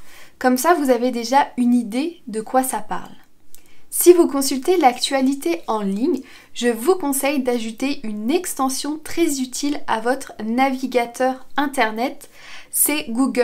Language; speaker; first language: French; native; French